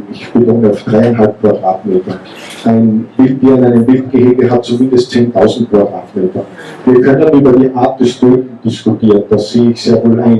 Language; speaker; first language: German; native; German